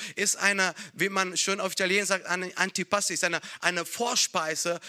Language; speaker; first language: German; non-native, fluent; Italian